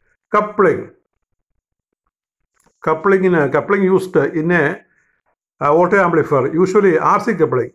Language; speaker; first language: English; non-native, local second language; Malayalam